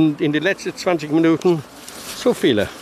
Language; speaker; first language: German; non-native, learner; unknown